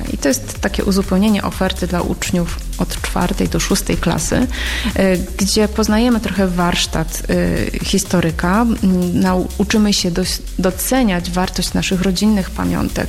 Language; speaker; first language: Polish; native; Polish